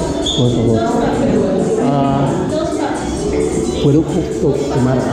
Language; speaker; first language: Spanish; non-native, learner; Haitian Creole